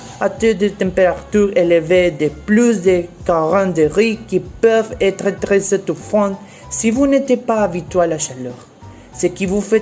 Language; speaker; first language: French; non-native, learner; Spanish